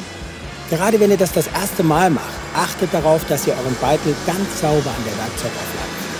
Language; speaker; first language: German; native; German